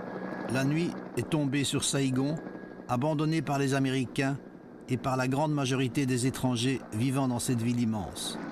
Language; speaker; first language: French; native; French